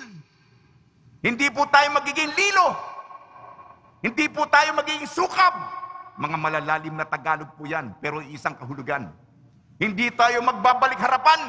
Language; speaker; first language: Filipino; native; Filipino